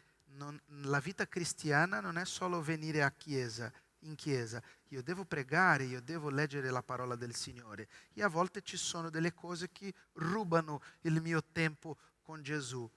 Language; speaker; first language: Italian; non-native, fluent; Portuguese